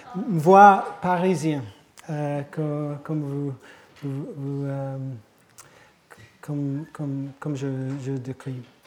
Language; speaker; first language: French; non-native, fluent; English